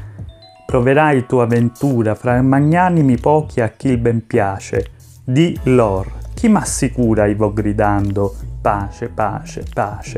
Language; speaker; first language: Italian; native; Italian